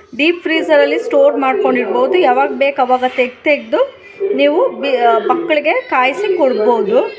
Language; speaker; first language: Kannada; native; Kannada